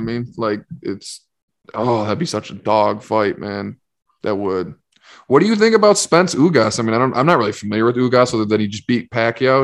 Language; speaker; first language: English; native; English